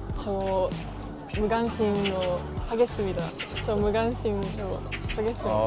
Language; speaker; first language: Korean; non-native, learner; Japanese